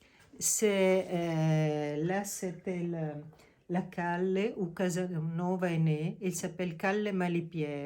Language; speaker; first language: French; non-native, fluent; Italian